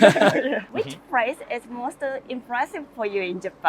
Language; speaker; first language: English; non-native, learner; Japanese